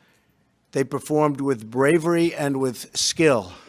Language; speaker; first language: English; native; English